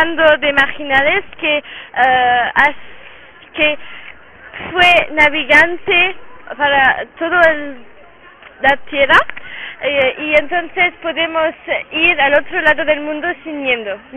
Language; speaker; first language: Spanish; non-native, learner; French